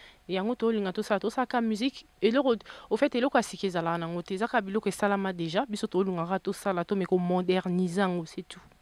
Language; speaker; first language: French; non-native, local second language; Lingala